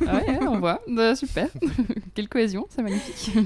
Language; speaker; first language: French; native; French